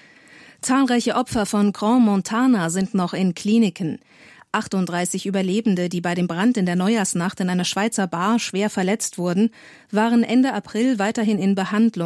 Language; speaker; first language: German; native; German